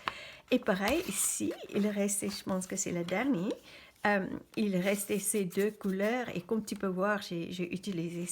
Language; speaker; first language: French; non-native, fluent; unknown